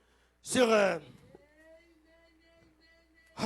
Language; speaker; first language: French; non-native, local second language; Lingala